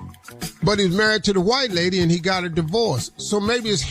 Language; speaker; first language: English; native; English